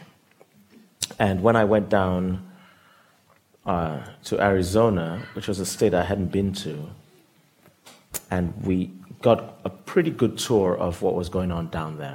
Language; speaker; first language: English; non-native, local second language; Yoruba